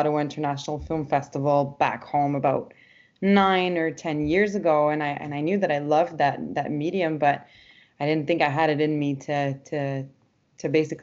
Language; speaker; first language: English; non-native, fluent; French